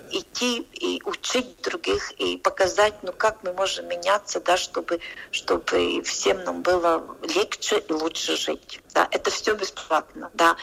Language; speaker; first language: Russian; non-native, local second language; Latvian